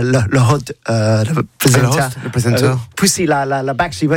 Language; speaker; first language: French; non-native, learner; English